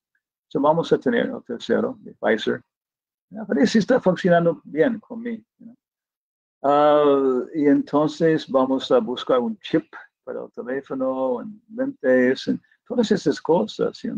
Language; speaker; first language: Spanish; non-native, fluent; English